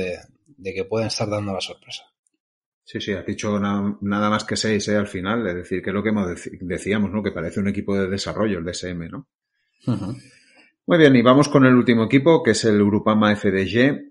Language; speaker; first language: Spanish; native; Spanish